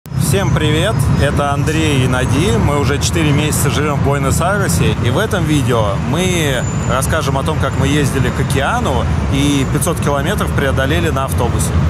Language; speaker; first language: Russian; native; Russian